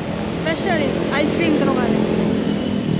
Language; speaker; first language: Korean; non-native, learner; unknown